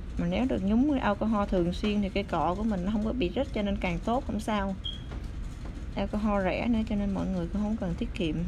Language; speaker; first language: Vietnamese; early bilingual, other home language; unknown